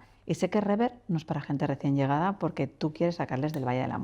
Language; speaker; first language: Spanish; native; Spanish